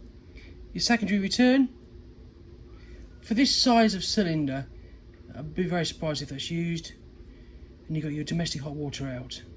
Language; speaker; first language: English; native; English